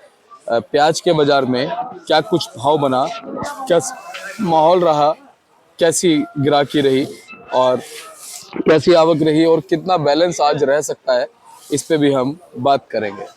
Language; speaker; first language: Hindi; native; Hindi